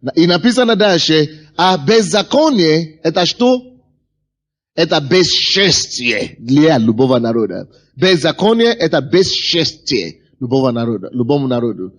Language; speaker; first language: Russian; non-native, fluent; Yoruba